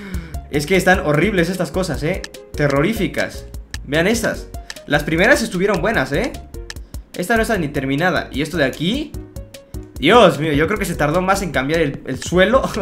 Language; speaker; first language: Spanish; native; Spanish